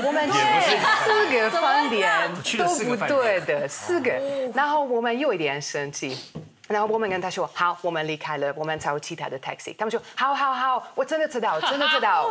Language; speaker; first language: Chinese; non-native, fluent; Hungarian